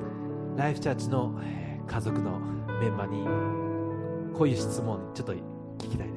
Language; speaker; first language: Japanese; non-native, fluent; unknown